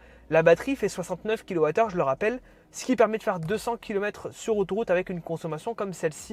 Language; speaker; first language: French; native; French